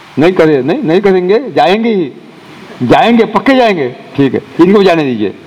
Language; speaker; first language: Hindi; non-native, local second language; Marathi